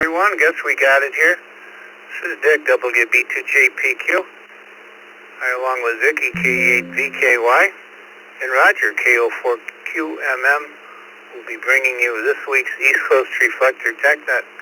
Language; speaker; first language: English; native; English